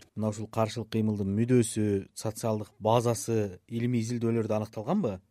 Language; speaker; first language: Kyrgyz; native; Kyrgyz